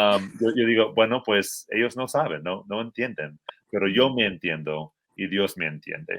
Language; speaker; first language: Spanish; non-native, fluent; English